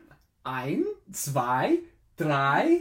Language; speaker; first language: German; non-native, learner; English